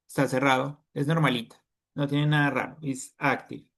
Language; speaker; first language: Spanish; native; Spanish